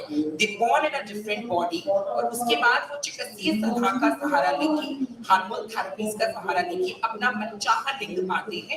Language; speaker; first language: Hindi; native; Hindi